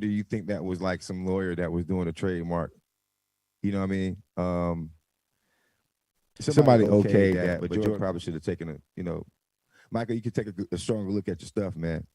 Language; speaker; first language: English; native; English